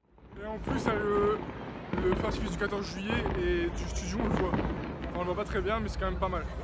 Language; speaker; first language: French; native; French